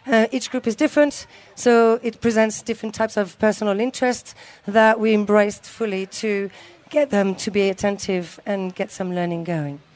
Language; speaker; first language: English; native; English